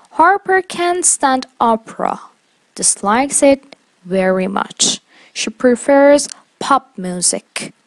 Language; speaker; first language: English; non-native, fluent; Persian